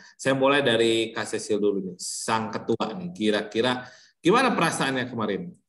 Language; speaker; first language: Indonesian; early bilingual, heritage; Indonesian